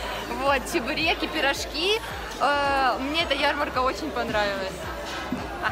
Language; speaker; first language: Russian; native; Russian